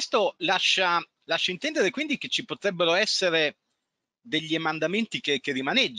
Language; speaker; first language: Italian; native; Italian